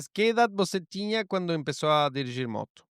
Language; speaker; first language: Portuguese; non-native, learner; Spanish